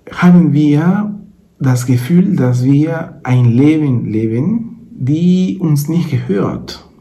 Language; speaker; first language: German; non-native, fluent; Spanish